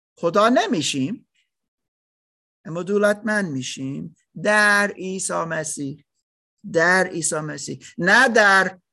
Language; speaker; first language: Persian; non-native, learner; German